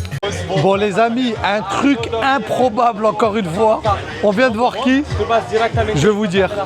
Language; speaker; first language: French; native; French